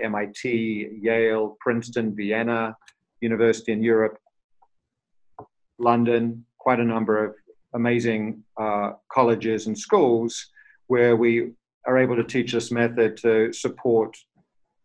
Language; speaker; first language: English; native; English